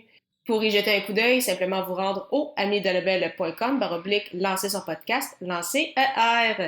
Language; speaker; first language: French; native; French